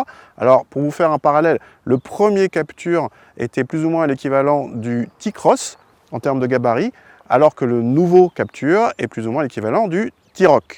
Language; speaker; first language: French; native; French